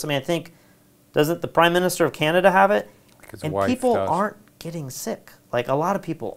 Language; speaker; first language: English; native; English